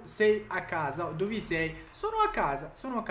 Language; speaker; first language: Italian; non-native, fluent; Arabic